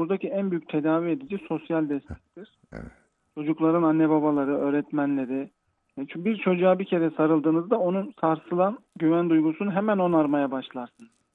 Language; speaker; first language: Turkish; native; Turkish